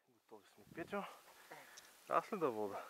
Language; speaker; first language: Bulgarian; native; Bulgarian